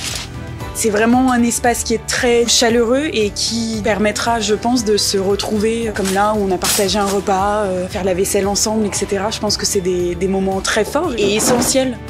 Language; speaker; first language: French; native; French